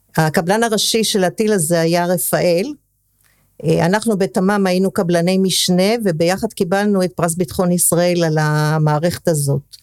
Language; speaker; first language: Hebrew; early bilingual, other home language; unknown